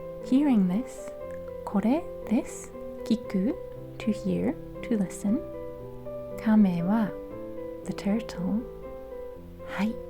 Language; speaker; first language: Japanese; non-native, learner; English